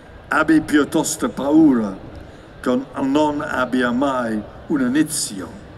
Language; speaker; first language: Italian; non-native, learner; English